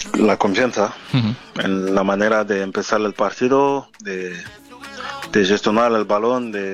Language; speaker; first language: Spanish; non-native, fluent; French